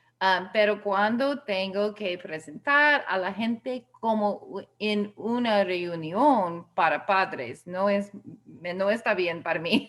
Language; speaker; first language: Spanish; non-native, learner; English